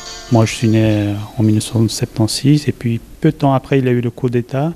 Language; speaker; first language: French; non-native, fluent; Kurdish